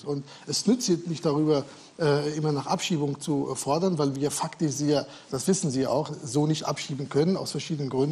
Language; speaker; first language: German; native; German